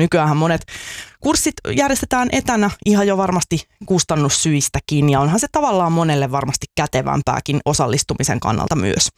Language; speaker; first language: Finnish; native; Finnish